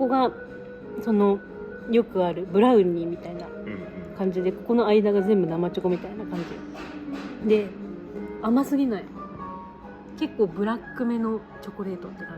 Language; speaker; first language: Japanese; native; Japanese